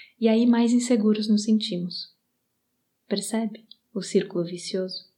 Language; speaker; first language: Portuguese; native; Portuguese